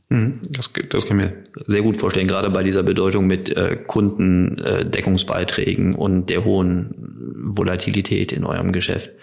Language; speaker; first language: German; native; German